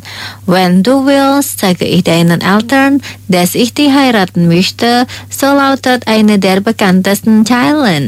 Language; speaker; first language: German; non-native, learner; Indonesian